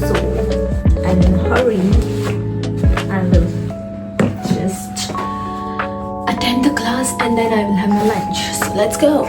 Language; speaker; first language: English; non-native, local second language; Hindi